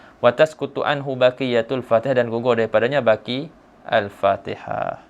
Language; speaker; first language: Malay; native; Malay